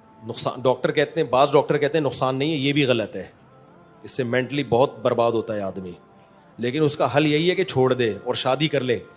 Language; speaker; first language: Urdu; native; Urdu